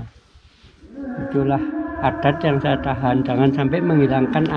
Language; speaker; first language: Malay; non-native, local second language; Javanese